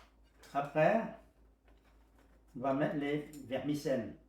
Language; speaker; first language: French; non-native, learner; Vietnamese